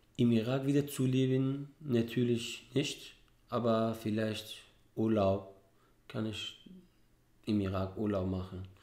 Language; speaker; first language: German; non-native, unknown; Arabic